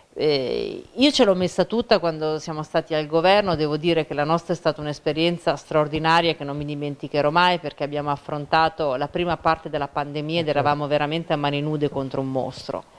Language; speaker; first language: Italian; native; Italian